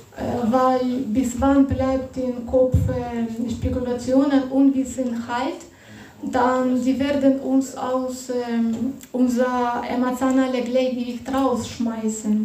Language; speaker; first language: German; non-native, fluent; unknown